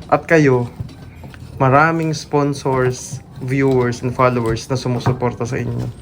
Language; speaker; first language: Filipino; native; Filipino